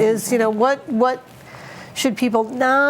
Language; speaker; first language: English; native; English